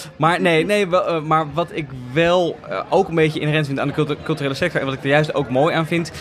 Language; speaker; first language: Dutch; native; Dutch